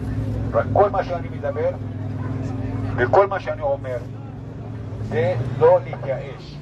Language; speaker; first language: Hebrew; non-native, local second language; Arabic